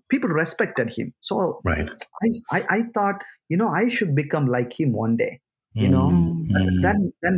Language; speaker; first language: English; non-native, local second language; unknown